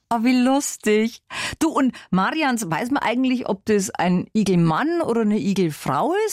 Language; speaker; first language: German; native; German